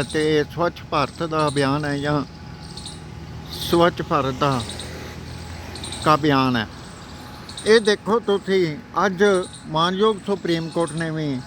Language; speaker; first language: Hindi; non-native, local second language; Punjabi